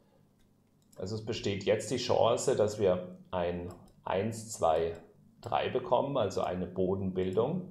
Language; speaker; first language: German; native; German